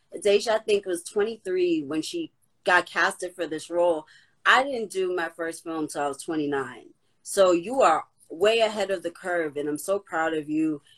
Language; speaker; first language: English; native; English